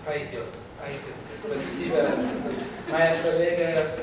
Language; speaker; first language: Russian; non-native, learner; English